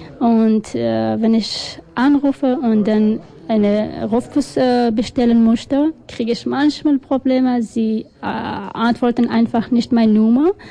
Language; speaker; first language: German; non-native, learner; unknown